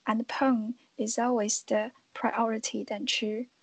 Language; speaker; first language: English; non-native, fluent; Chinese